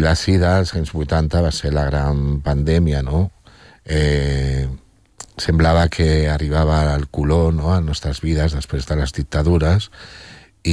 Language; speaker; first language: Catalan; non-native, local second language; Spanish